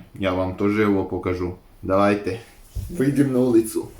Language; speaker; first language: Russian; non-native, fluent; Serbian